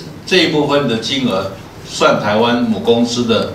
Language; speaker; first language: Chinese; native; Chinese